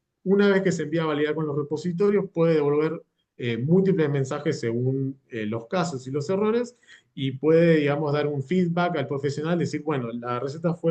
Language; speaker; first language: Spanish; native; Spanish